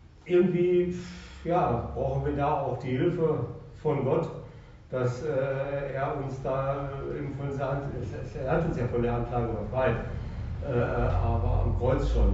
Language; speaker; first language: German; native; German